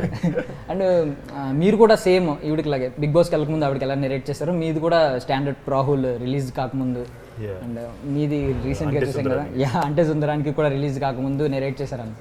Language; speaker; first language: Telugu; native; Telugu